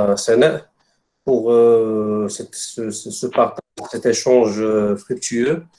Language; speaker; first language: French; non-native, local second language; Arabic